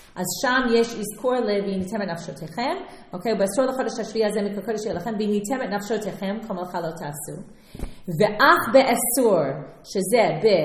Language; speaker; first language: Hebrew; non-native, fluent; English